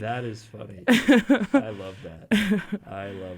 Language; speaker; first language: English; native; English